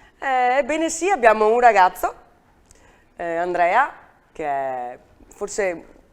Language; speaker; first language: Italian; native; Italian